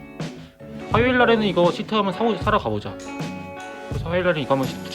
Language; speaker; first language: Korean; native; Korean